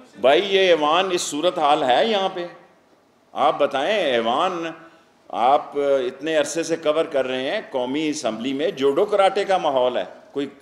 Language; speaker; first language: Urdu; non-native, local second language; Punjabi